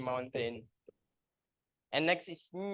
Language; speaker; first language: English; non-native, learner; Indonesian